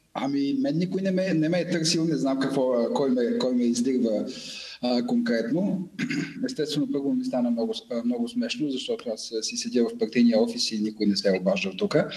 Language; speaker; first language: Bulgarian; native; Bulgarian